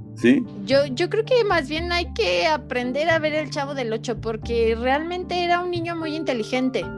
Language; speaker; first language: Spanish; native; Spanish